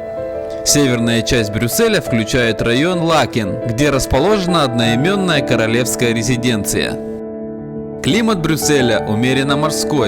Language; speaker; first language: Russian; native; Russian